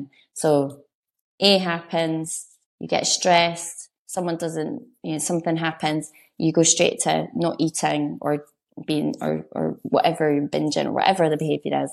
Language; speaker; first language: English; native; English